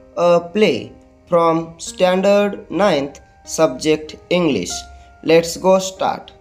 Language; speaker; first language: English; non-native, local second language; Marathi